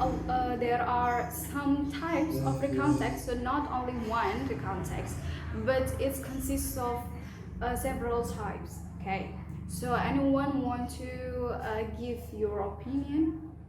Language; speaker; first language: English; non-native, fluent; Indonesian